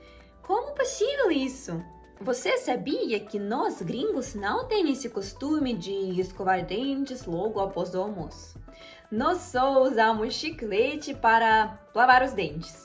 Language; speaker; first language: Portuguese; non-native, fluent; Russian